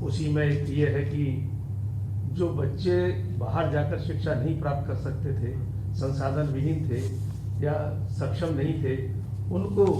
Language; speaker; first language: Hindi; native; Hindi